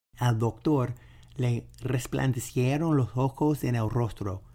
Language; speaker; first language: Spanish; non-native, fluent; English